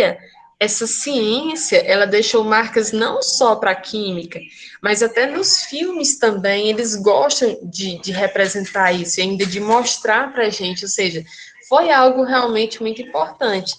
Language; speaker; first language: Portuguese; native; Portuguese